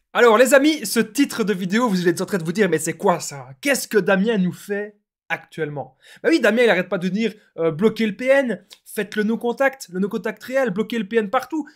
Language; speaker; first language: French; native; French